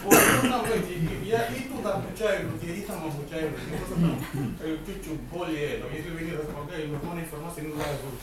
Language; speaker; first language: Russian; non-native, fluent; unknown